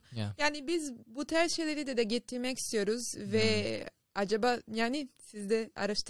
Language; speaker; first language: Turkish; non-native, learner; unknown